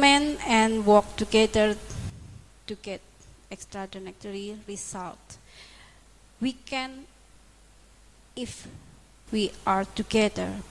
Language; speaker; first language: English; non-native, learner; Indonesian